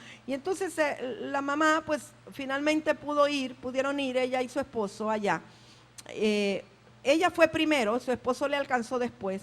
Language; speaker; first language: Spanish; native; Spanish